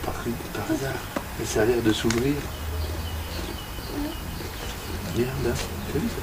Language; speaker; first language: French; native; French